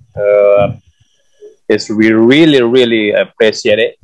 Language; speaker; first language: English; non-native, fluent; Indonesian